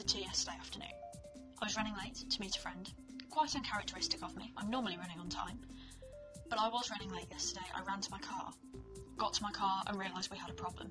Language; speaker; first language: English; native; English